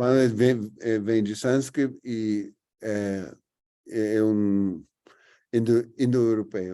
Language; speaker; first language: Portuguese; non-native, fluent; English